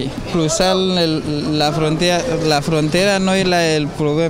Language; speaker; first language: Spanish; non-native, learner; Haitian Creole